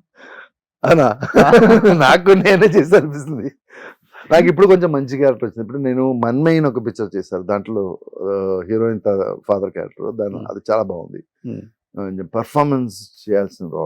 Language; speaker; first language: Telugu; non-native, local second language; Malayalam